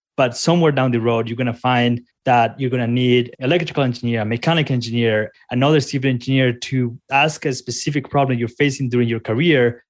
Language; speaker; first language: English; non-native, fluent; Spanish